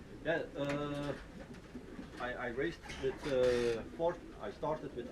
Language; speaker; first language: English; non-native, learner; Dutch